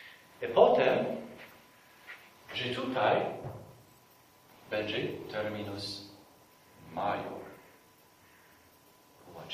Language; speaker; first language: Polish; non-native, fluent; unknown